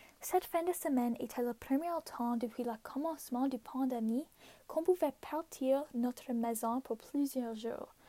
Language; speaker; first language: French; non-native, local second language; English